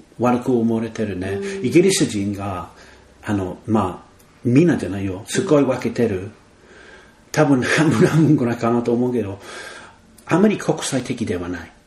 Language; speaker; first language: Japanese; non-native, fluent; English